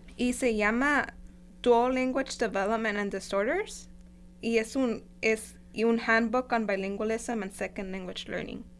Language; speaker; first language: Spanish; non-native, fluent; English